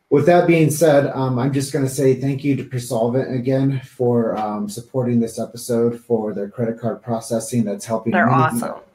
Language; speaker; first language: English; native; English